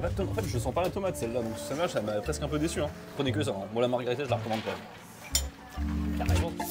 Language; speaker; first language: French; native; French